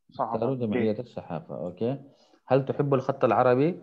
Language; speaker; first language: Arabic; non-native, fluent; Urdu